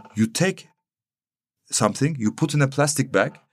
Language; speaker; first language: English; non-native, fluent; Turkish